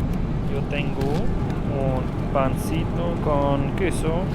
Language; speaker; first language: Spanish; non-native, learner; German